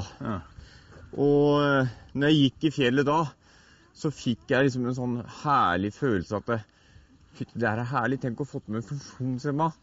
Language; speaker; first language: Norwegian; native; Norwegian